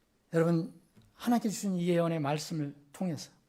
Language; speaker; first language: Korean; native; Korean